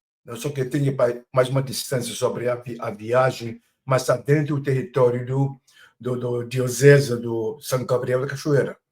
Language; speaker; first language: Portuguese; non-native, fluent; Chinese